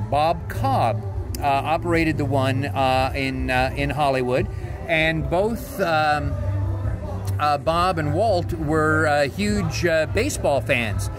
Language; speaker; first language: English; native; English